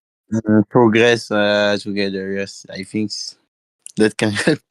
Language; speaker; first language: English; non-native, learner; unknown